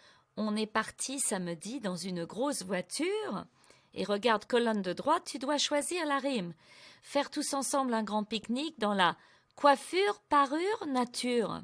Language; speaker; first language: French; native; French